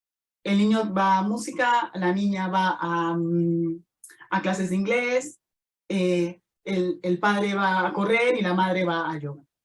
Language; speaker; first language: Spanish; native; Spanish